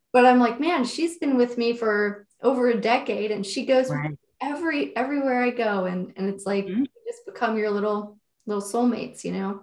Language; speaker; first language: English; native; English